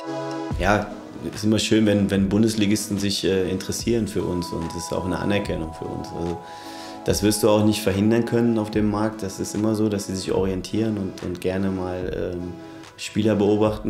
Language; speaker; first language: German; native; German